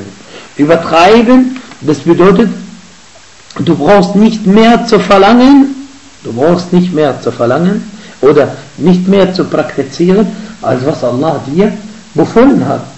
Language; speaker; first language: German; non-native, fluent; Arabic